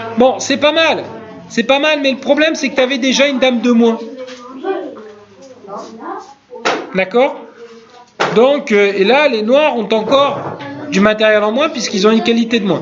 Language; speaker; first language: French; native; French